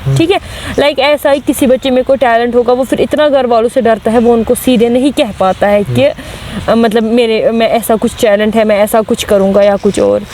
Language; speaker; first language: Urdu; non-native, local second language; Kashmiri